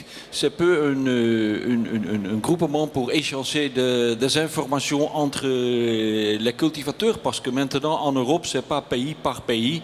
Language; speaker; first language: French; non-native, learner; Dutch